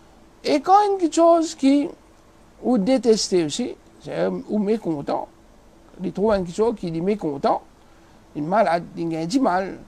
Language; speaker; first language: French; non-native, local second language; Morisyen